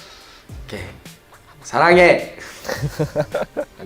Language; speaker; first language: Korean; non-native, learner; Japanese